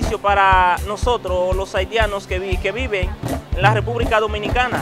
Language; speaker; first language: Spanish; non-native, fluent; Haitian Creole